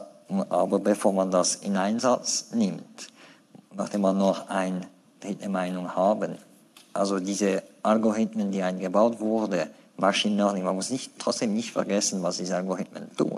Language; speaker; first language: German; non-native, fluent; French